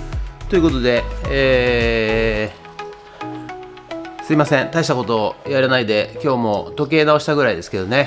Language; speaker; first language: Japanese; native; Japanese